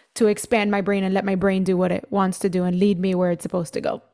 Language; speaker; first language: English; early bilingual, other home language; Spanish